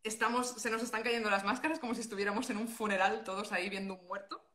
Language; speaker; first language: Spanish; non-native, local second language; Catalan